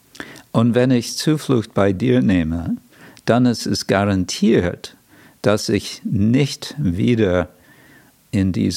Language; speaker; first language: German; non-native, fluent; English